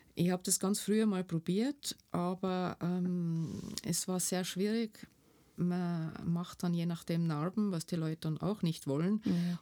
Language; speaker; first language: German; native; German